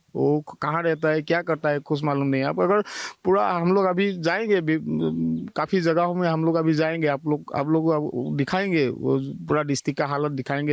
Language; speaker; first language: Hindi; non-native, local second language; Assamese